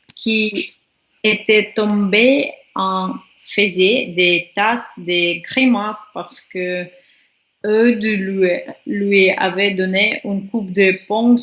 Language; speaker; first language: French; non-native, learner; Russian